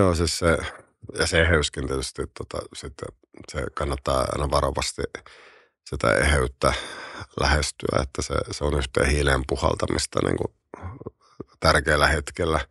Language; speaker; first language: Finnish; native; Finnish